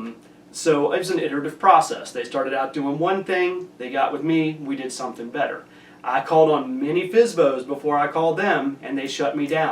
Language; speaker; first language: English; native; English